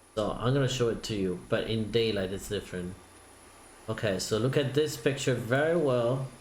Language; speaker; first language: English; non-native, fluent; Italian